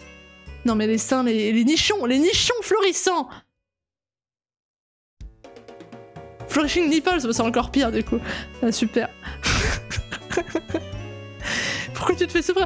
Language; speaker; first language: French; native; French